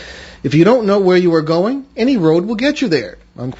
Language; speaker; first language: English; native; English